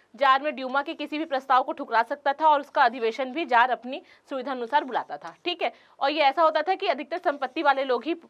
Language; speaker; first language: Hindi; native; Hindi